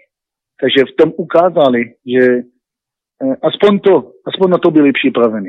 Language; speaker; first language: Czech; non-native, learner; Hebrew